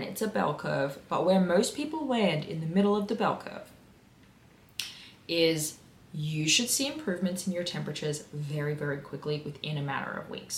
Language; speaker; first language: English; native; English